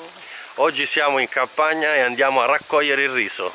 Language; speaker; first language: Italian; native; Italian